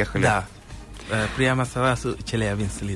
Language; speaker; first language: Russian; non-native, learner; Sinhala